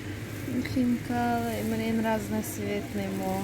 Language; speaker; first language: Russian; non-native, learner; Tajik